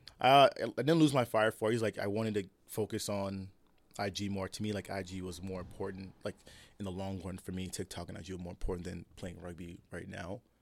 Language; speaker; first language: English; early bilingual, other home language; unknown